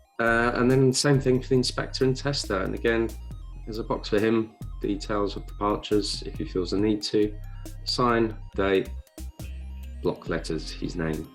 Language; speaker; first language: English; native; English